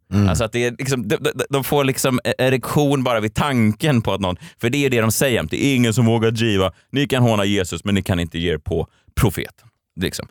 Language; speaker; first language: Swedish; native; Swedish